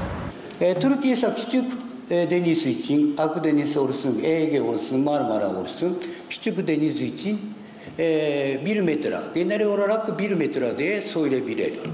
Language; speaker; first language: Turkish; non-native, learner; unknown